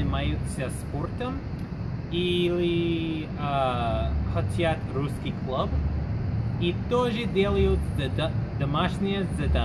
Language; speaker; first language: Russian; non-native, learner; English